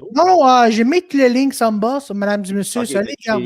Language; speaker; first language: French; non-native, local second language; English